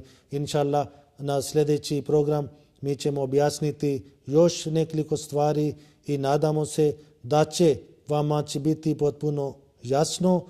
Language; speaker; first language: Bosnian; non-native, learner; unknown